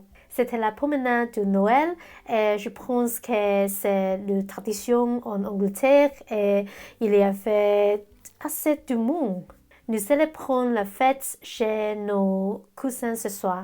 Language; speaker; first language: French; non-native, learner; Cantonese